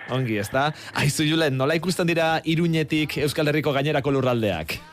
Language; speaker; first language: Basque; native; Basque